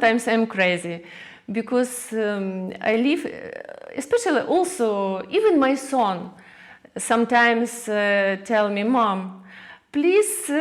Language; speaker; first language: English; non-native, learner; Russian